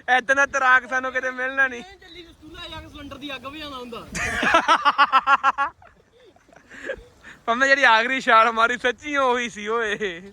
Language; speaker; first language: Punjabi; native; Punjabi